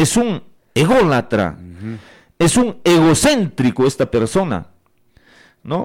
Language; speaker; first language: Spanish; native; Spanish